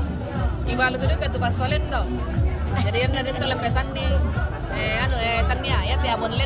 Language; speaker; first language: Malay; non-native, local second language; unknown